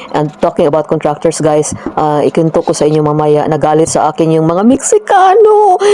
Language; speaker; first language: Filipino; native; Filipino